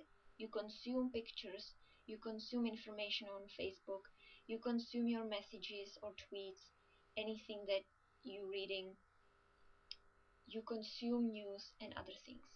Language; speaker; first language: English; non-native, fluent; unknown